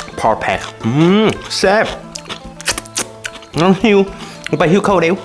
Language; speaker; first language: Thai; non-native, fluent; Korean